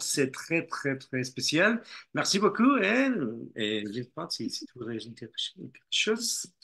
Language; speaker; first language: French; non-native, fluent; Spanish